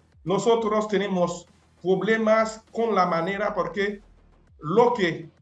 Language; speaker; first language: Spanish; non-native, fluent; Haitian Creole